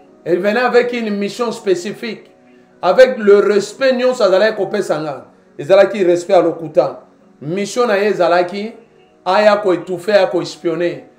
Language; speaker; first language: French; non-native, local second language; Lingala